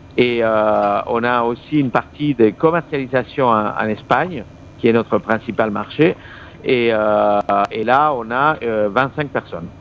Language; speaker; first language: French; non-native, fluent; Spanish